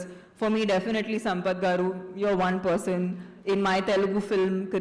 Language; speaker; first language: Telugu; non-native, fluent; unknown